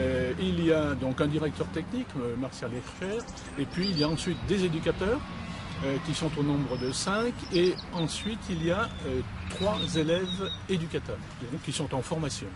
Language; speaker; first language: French; native; French